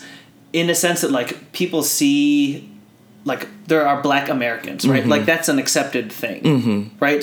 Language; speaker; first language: English; early bilingual, other home language; Filipino